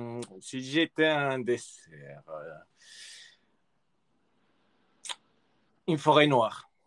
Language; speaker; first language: French; early bilingual, other home language; Spanish